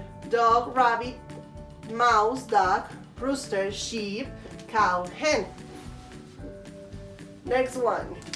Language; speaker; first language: English; non-native, learner; Spanish